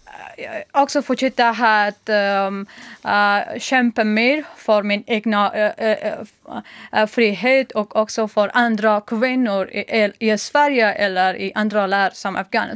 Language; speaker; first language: Swedish; non-native, learner; Persian